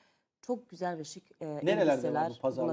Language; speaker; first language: Turkish; non-native, learner; Serbian